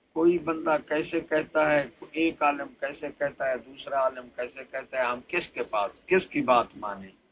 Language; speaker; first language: Urdu; non-native, local second language; Punjabi